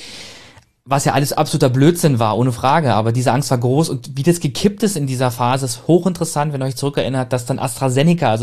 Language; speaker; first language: German; native; German